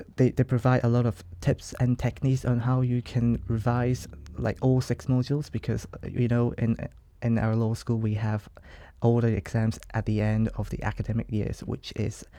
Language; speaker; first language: English; non-native, local second language; Cantonese